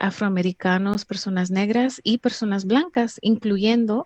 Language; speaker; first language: Spanish; early bilingual, heritage; English